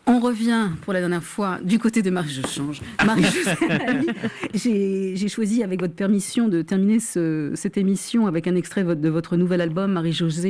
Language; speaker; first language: French; native; French